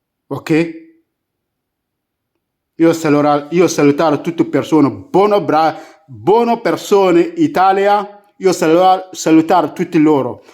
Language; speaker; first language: Italian; non-native, learner; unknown